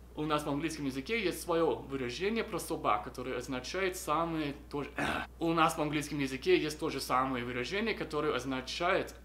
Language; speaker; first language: Russian; non-native, fluent; English